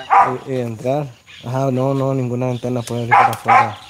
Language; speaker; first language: Spanish; native; Spanish